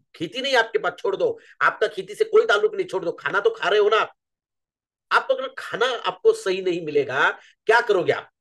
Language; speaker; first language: Hindi; non-native, local second language; Marathi